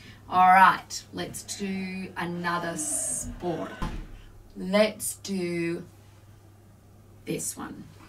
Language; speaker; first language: English; native; English